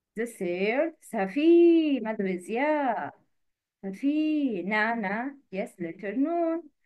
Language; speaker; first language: English; non-native, learner; Arabic